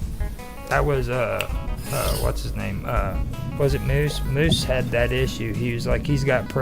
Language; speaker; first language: English; native; English